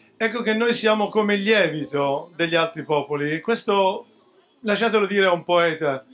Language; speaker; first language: Italian; native; Italian